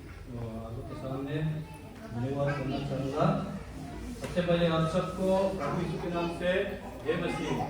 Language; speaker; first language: Hindi; non-native, local second language; Mizo